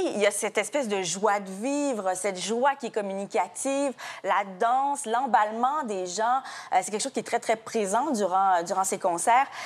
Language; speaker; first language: French; native; French